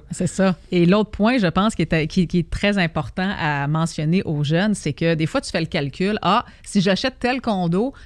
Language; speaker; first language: French; native; French